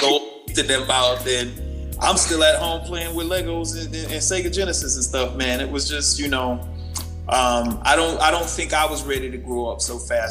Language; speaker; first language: English; native; English